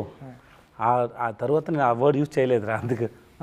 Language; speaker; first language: Telugu; non-native, learner; Tamil